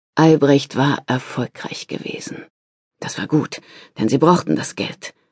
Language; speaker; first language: German; native; German